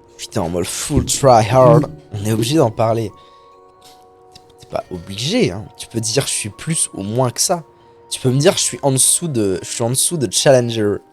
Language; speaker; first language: French; native; French